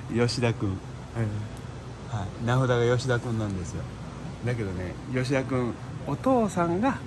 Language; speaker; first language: Japanese; native; Japanese